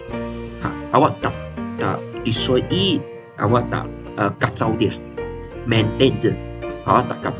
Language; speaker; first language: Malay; non-native, local second language; Chinese